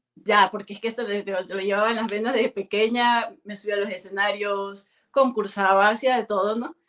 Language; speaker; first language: Spanish; native; Spanish